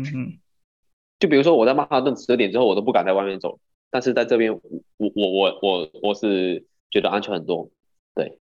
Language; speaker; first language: Chinese; non-native, local second language; Cantonese